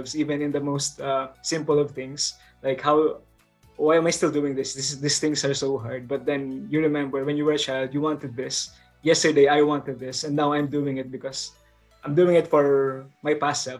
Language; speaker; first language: English; non-native, local second language; Bikol